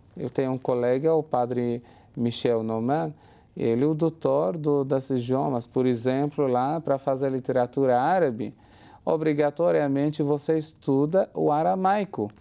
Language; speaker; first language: Portuguese; non-native, fluent; Arabic